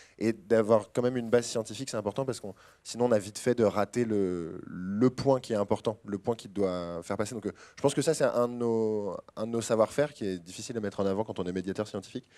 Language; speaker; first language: French; native; French